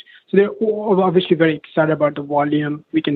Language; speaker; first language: English; non-native, local second language; Hindi